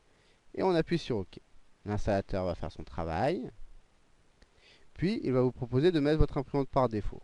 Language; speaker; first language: French; native; French